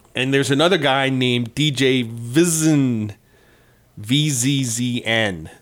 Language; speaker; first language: English; native; English